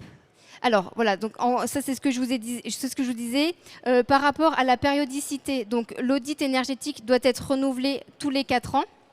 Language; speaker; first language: French; native; French